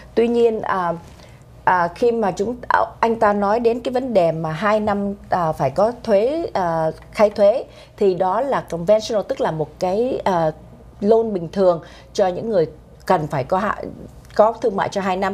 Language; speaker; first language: Vietnamese; native; Vietnamese